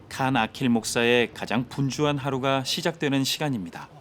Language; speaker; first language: Korean; native; Korean